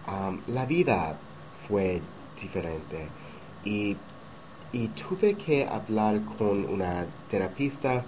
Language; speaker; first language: Spanish; non-native, learner; English